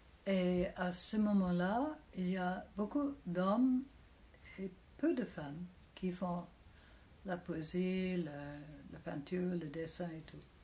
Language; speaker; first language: French; non-native, fluent; English